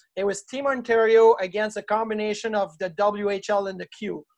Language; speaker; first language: English; native; English